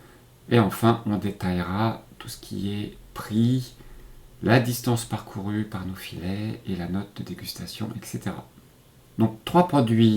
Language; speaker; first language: French; native; French